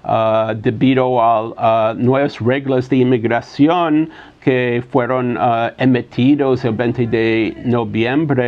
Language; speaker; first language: Spanish; non-native, fluent; English